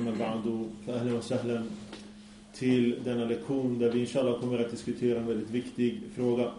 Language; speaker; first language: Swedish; early bilingual, other home language; Arabic